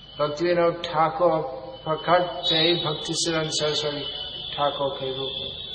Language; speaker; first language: Hindi; non-native, fluent; English